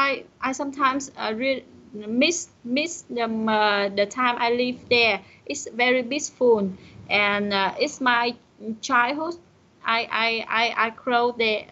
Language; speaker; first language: English; non-native, learner; Vietnamese